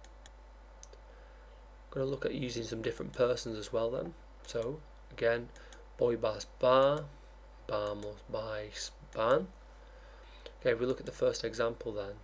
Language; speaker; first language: English; native; English